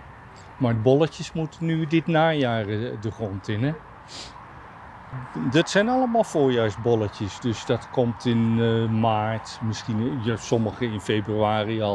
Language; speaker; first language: Dutch; native; Dutch